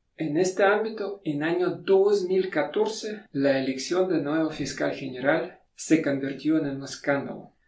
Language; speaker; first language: Spanish; non-native, fluent; Russian